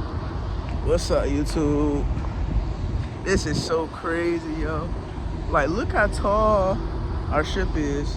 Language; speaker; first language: English; native; English